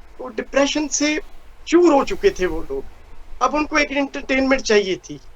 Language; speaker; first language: Hindi; non-native, local second language; Punjabi